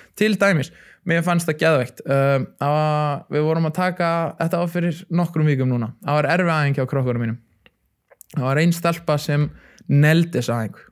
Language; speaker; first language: Icelandic; early bilingual, other home language; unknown